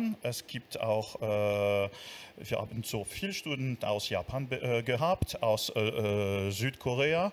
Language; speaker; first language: German; non-native, fluent; French